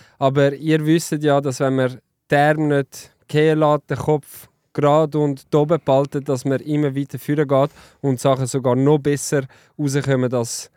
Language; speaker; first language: German; non-native, local second language; French